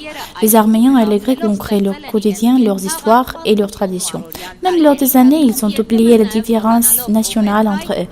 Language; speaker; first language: French; non-native, fluent; Armenian